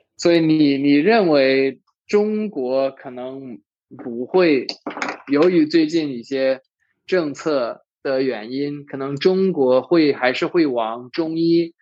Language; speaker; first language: Chinese; non-native, fluent; English